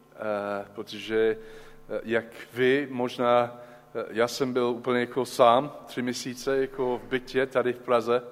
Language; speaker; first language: Czech; non-native, learner; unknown